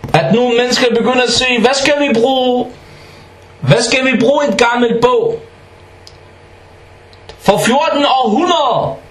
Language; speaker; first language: Danish; non-native, fluent; Arabic